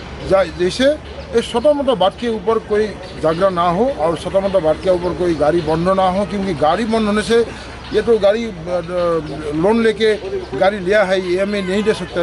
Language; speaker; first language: Hindi; non-native, local second language; Assamese